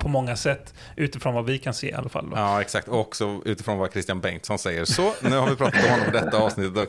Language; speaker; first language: Swedish; native; Swedish